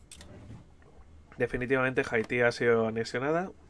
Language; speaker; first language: Spanish; native; Spanish